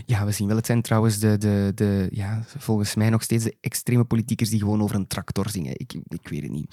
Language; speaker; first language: Dutch; native; Dutch